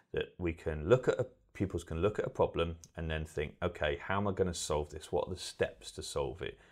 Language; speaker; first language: English; native; English